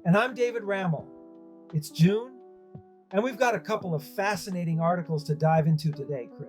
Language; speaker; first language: English; native; English